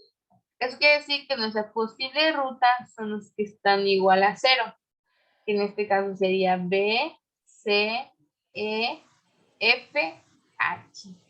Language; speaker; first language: Spanish; native; Spanish